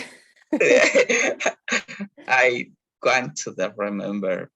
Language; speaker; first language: English; non-native, learner; Spanish